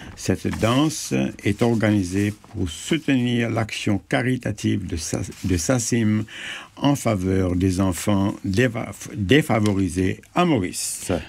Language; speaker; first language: French; non-native, local second language; Morisyen